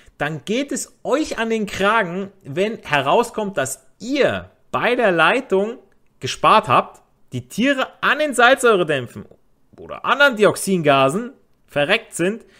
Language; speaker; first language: German; native; German